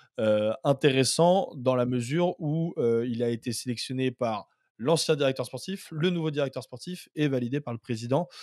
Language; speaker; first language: French; native; French